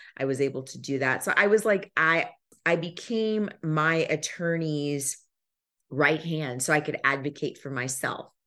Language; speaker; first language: English; early bilingual, other home language; Lingala